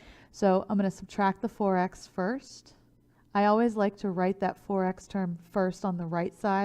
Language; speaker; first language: English; native; English